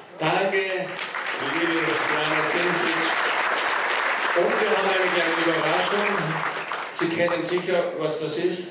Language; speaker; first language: German; native; German